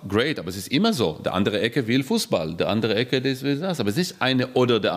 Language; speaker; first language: German; non-native, fluent; Hebrew